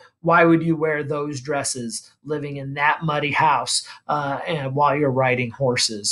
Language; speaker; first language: English; native; English